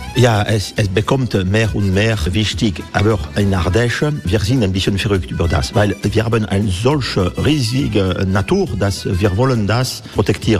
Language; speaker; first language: German; non-native, fluent; French